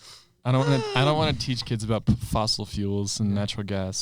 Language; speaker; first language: English; native; English